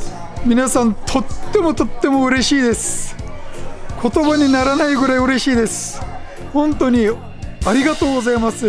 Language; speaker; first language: Japanese; non-native, fluent; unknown